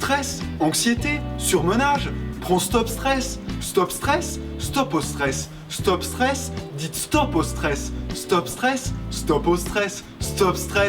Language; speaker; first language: French; native; French